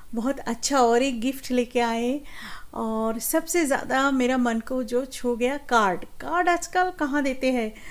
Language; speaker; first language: Hindi; non-native, local second language; Bangla